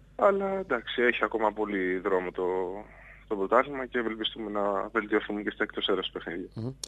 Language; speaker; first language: Greek; native; Greek